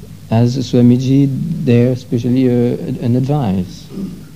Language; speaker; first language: English; non-native, fluent; French